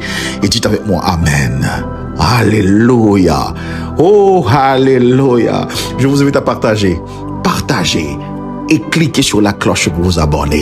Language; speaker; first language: French; non-native, local second language; Haitian Creole